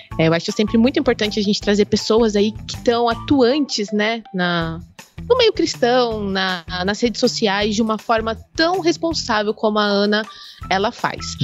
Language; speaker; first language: Portuguese; native; Portuguese